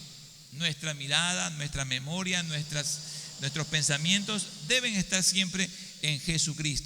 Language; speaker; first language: Spanish; native; Spanish